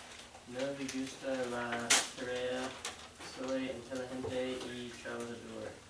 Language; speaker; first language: Spanish; non-native, learner; English